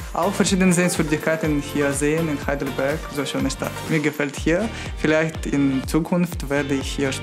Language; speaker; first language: German; non-native, learner; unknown